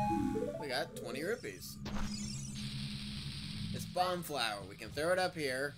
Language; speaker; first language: English; native; English